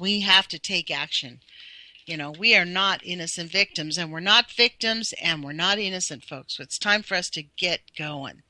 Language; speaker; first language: English; native; English